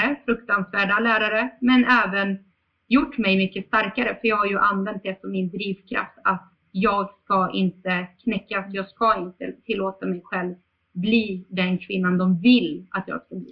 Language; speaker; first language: Swedish; early bilingual, other home language; Bosnian